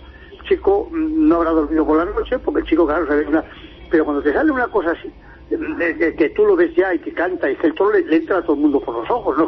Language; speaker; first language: Spanish; native; Spanish